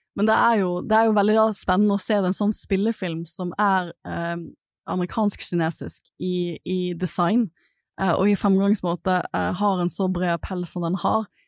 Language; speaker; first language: Norwegian; native; Norwegian